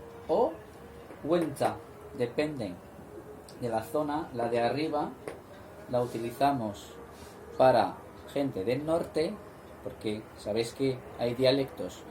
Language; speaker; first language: Spanish; non-native, fluent; Arabic